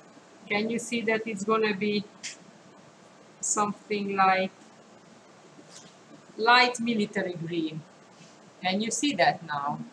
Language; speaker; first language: English; non-native, fluent; Hungarian